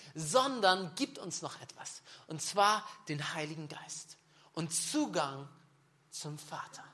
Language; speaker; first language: German; native; German